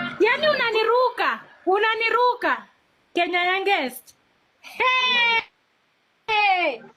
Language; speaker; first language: Swahili; native; Swahili